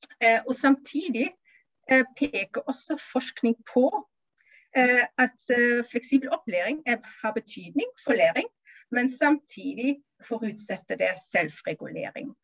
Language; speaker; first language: Norwegian; non-native, fluent; German